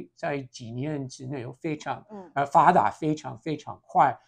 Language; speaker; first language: Chinese; non-native, fluent; English